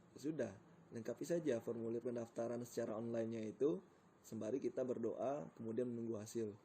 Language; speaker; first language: Indonesian; non-native, local second language; Minangkabau